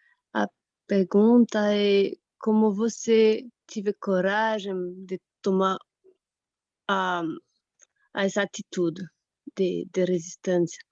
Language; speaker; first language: Portuguese; non-native, fluent; French